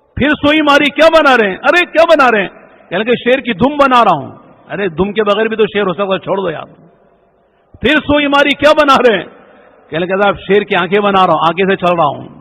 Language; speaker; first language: Urdu; native; Urdu